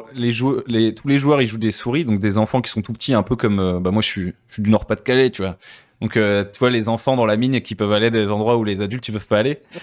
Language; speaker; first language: French; native; French